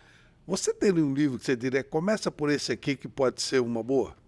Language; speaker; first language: Portuguese; native; Portuguese